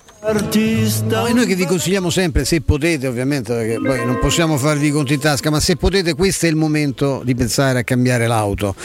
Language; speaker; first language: Italian; native; Italian